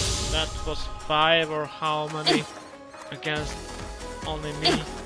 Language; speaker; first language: English; non-native, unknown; Hungarian